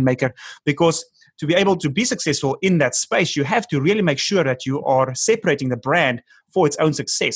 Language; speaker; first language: English; non-native, local second language; Afrikaans